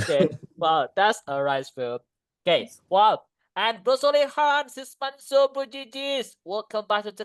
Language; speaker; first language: English; non-native, fluent; Indonesian